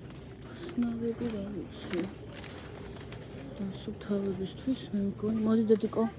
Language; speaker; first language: Georgian; early bilingual, heritage; Georgian